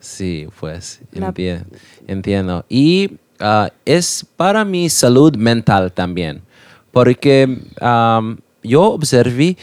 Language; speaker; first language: Spanish; non-native, learner; English